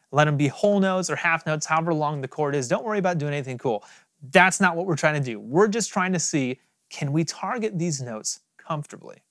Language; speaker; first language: English; native; English